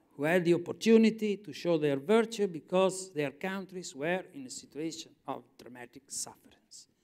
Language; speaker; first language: English; non-native, fluent; Italian